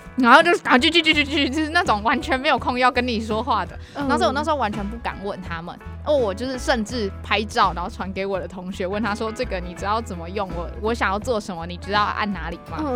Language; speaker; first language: Chinese; native; Chinese